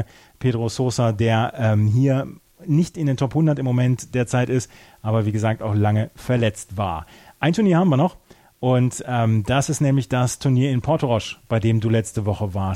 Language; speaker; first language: German; native; German